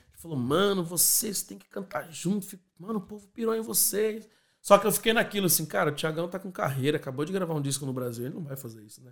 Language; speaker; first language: Portuguese; native; Portuguese